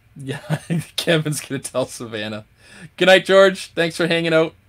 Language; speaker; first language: English; native; English